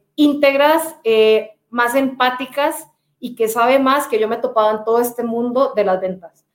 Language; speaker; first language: Spanish; native; Spanish